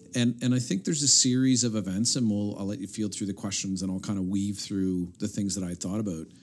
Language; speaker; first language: English; native; English